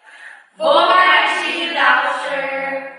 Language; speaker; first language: Chinese; non-native, learner; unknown